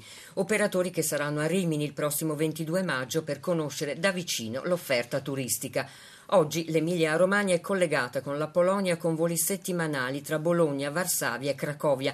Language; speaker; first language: Italian; native; Italian